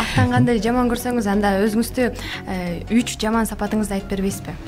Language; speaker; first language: Kyrgyz; native; Kyrgyz